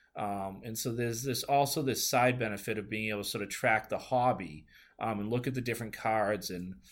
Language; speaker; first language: English; native; English